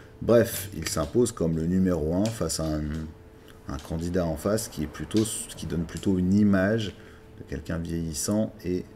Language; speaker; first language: French; native; French